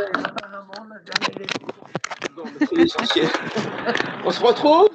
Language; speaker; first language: French; native; French